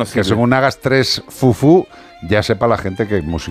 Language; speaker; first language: Spanish; native; Spanish